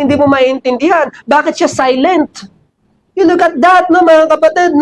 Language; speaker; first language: Filipino; native; Filipino